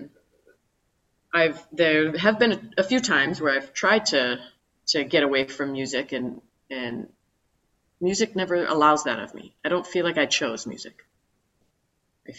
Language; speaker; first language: English; native; English